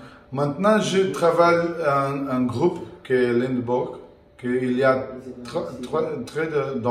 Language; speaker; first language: French; non-native, learner; Portuguese